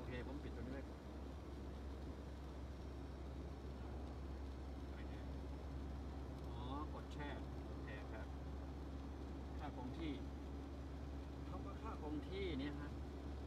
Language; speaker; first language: Thai; native; Thai